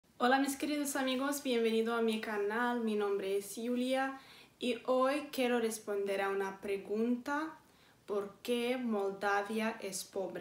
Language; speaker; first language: Spanish; non-native, fluent; Romanian